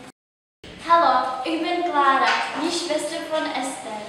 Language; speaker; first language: German; non-native, learner; Czech